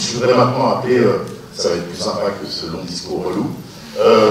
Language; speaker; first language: French; native; French